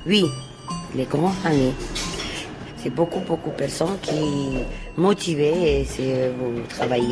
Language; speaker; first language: French; non-native, learner; Georgian